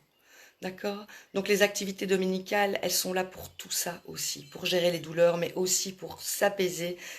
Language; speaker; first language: French; native; French